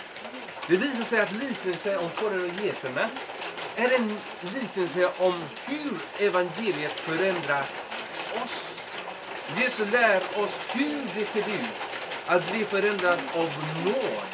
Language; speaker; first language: Swedish; non-native, fluent; Spanish